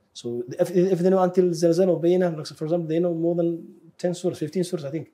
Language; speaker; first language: English; non-native, fluent; Somali